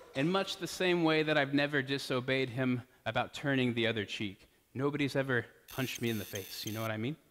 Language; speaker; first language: English; native; English